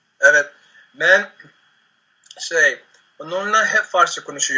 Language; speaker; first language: Turkish; non-native, learner; Spanish